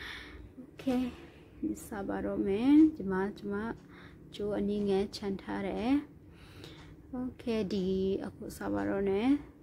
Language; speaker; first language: Burmese; non-native, local second language; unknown